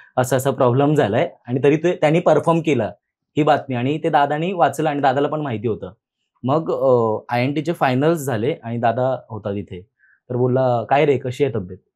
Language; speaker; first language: Marathi; native; Marathi